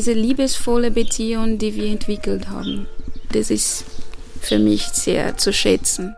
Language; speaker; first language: German; non-native, fluent; Portuguese